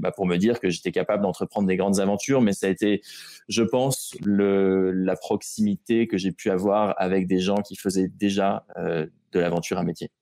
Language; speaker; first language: French; native; French